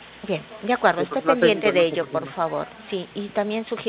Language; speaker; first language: Spanish; native; Spanish